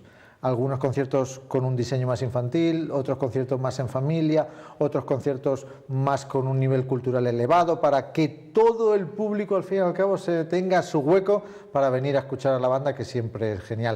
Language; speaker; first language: Spanish; native; Spanish